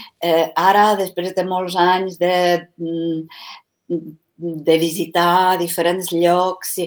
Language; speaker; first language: Catalan; non-native, fluent; Czech